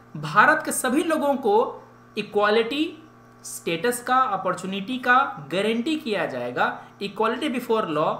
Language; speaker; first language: Hindi; native; Hindi